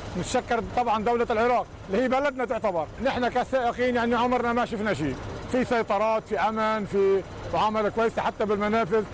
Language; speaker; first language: Arabic; native; Arabic